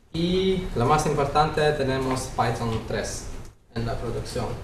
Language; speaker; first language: Spanish; non-native, learner; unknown